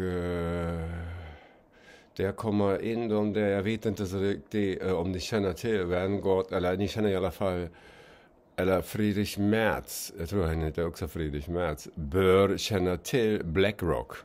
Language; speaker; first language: Swedish; non-native, fluent; German